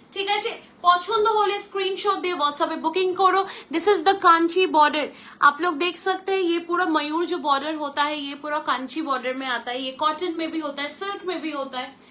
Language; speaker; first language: Hindi; non-native, local second language; Bangla